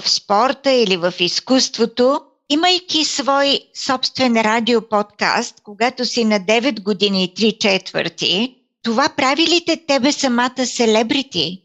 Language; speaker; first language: Bulgarian; native; Bulgarian